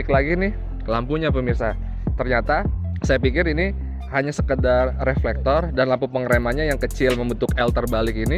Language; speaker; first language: Indonesian; native; Indonesian